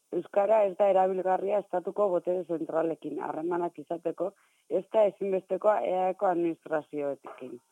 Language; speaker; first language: Basque; native; Basque